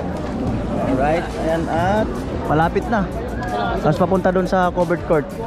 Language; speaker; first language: Filipino; native; Filipino